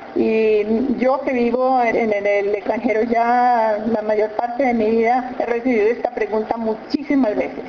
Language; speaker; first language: Spanish; native; Spanish